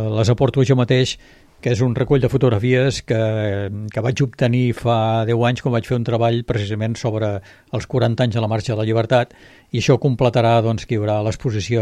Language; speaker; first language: Catalan; native; Catalan